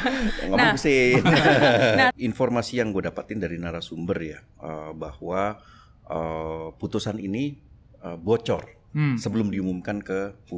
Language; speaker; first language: Indonesian; native; Indonesian